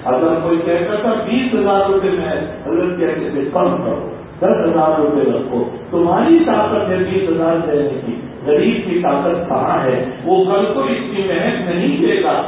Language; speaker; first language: Urdu; non-native, local second language; Gujarati